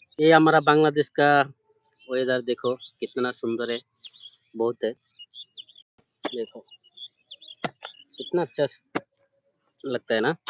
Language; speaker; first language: Hindi; non-native, learner; Bangla